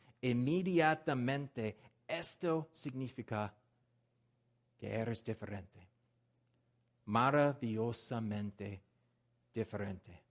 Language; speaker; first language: Spanish; non-native, learner; English